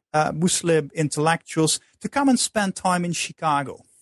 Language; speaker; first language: English; non-native, fluent; Dutch